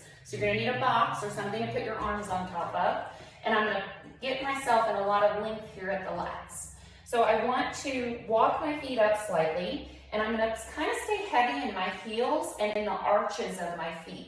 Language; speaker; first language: English; native; English